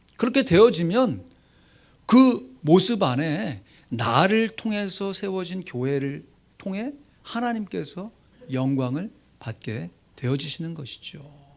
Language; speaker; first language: Korean; native; Korean